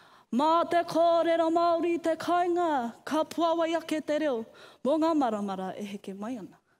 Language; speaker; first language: Māori; non-native, local second language; English